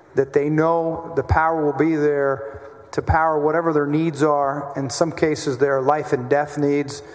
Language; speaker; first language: English; native; English